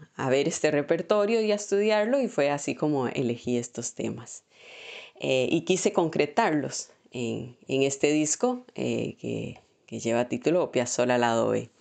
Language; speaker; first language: Spanish; native; Spanish